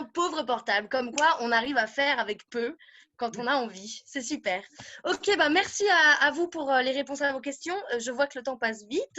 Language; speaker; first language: French; native; French